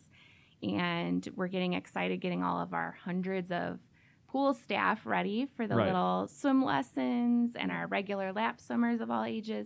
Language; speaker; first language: English; native; English